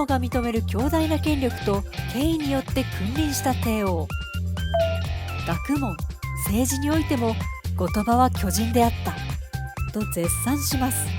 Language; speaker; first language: Japanese; native; Japanese